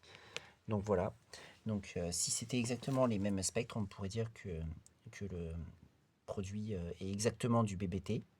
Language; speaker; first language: French; native; French